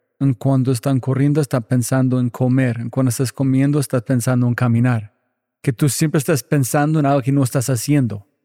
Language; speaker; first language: Spanish; non-native, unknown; English